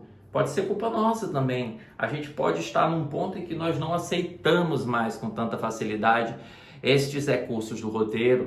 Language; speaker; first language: Portuguese; native; Portuguese